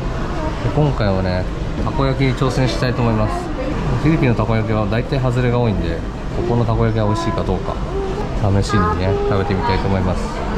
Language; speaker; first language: Japanese; native; Japanese